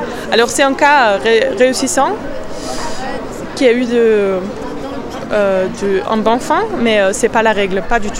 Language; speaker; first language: French; non-native, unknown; German